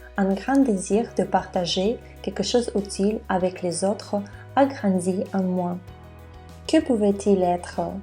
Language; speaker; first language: French; non-native, fluent; Russian